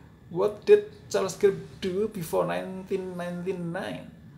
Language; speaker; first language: English; non-native, fluent; Indonesian